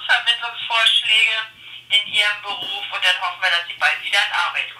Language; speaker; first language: German; native; German